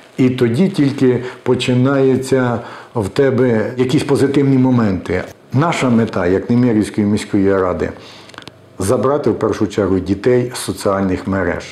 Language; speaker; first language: Ukrainian; native; Ukrainian